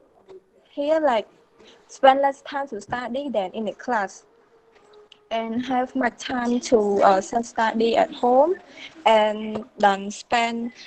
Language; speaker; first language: English; non-native, learner; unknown